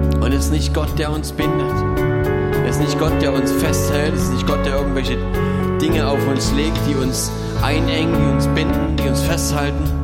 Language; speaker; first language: German; native; German